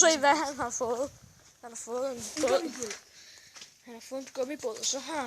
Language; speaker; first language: Danish; native; Danish